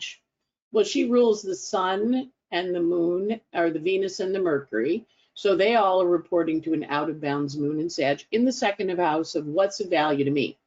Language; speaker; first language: English; native; English